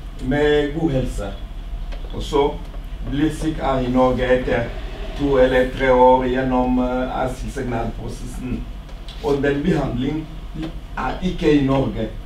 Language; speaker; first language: Norwegian; non-native, learner; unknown